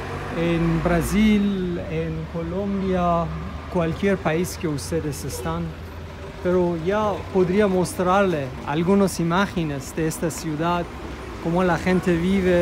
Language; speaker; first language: Spanish; non-native, fluent; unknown